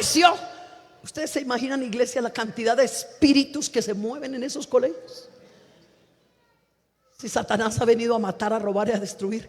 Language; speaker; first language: Spanish; native; Spanish